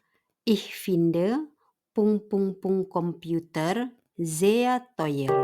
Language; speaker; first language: German; non-native, fluent; Indonesian